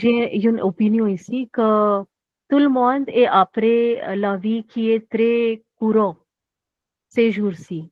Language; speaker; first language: French; non-native, learner; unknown